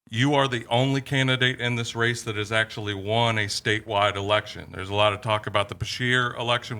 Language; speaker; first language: English; native; English